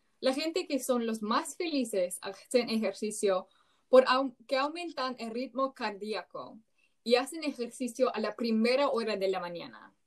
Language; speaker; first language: Spanish; non-native, learner; English